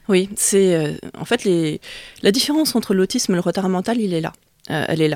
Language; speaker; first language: French; early bilingual, other home language; Vietnamese